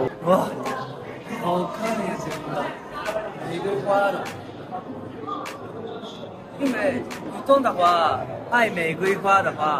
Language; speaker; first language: Chinese; non-native, learner; Japanese